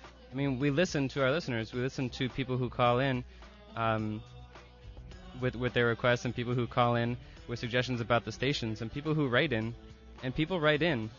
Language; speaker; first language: English; native; English